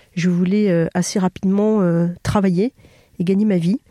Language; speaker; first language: French; native; French